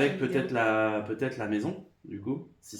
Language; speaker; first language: French; native; French